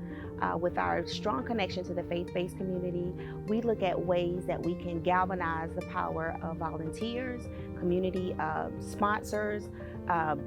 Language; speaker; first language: English; native; English